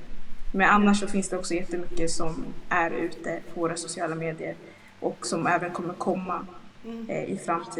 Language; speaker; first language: Swedish; early bilingual, other home language; Lingala